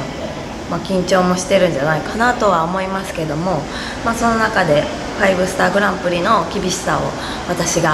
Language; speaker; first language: Japanese; native; Japanese